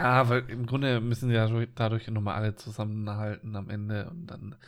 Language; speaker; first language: German; native; German